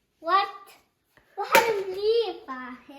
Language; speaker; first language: Danish; early bilingual, other home language; Vietnamese